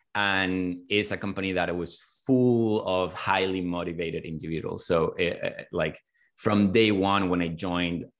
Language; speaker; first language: English; non-native, fluent; Spanish